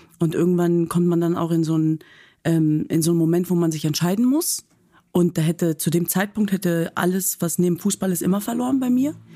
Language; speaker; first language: German; native; German